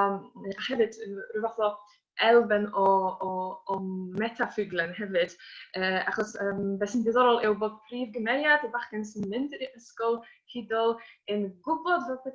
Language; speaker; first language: Welsh; non-native, fluent; Polish